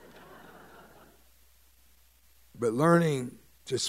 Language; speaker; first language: English; early bilingual, other home language; Spanish